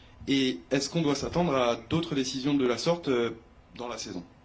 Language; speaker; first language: French; native; French